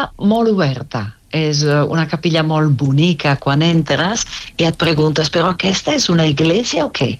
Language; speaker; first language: Catalan; non-native, fluent; Italian